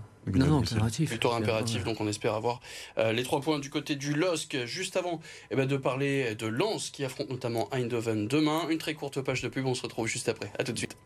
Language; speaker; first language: French; native; French